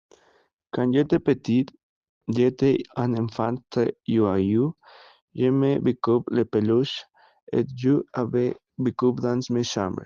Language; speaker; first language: French; non-native, learner; Spanish